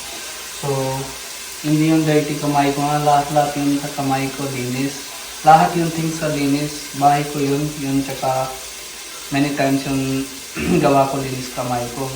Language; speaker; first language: Filipino; non-native, learner; Hindi